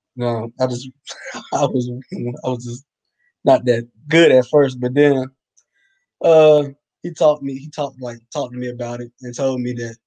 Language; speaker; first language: English; native; English